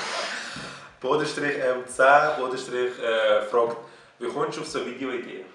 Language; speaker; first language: German; native; German